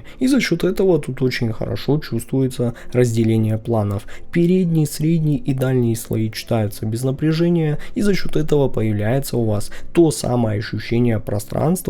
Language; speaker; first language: Russian; native; Russian